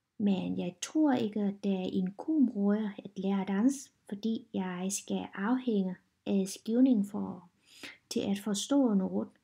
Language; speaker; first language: Danish; non-native, learner; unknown